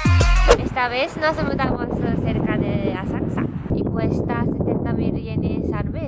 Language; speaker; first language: Spanish; non-native, learner; Japanese